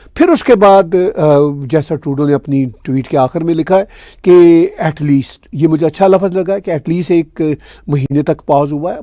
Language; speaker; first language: Urdu; native; Urdu